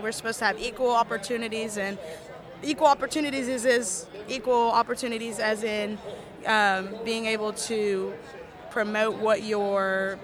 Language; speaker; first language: English; native; English